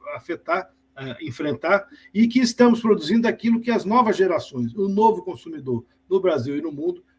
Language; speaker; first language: Portuguese; native; Portuguese